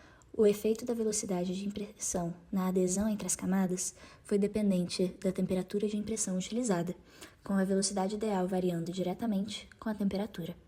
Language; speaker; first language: Portuguese; native; Portuguese